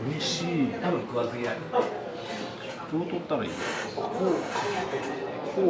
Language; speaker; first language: Japanese; native; Japanese